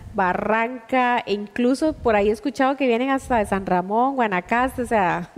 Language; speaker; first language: Spanish; native; Spanish